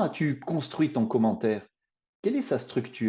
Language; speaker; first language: French; native; French